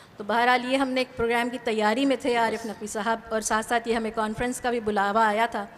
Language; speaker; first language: Urdu; native; Urdu